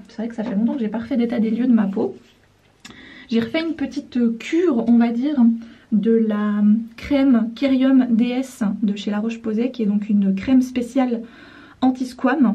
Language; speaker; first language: French; native; French